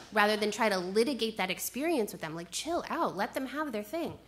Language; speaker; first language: English; native; English